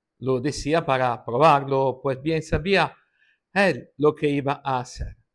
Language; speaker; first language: Spanish; non-native, fluent; Italian